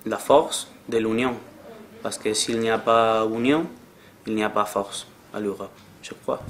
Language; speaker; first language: French; non-native, learner; Spanish